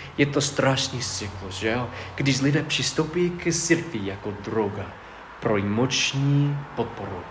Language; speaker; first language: Czech; non-native, fluent; English